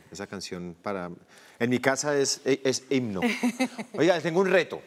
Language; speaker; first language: Spanish; native; Spanish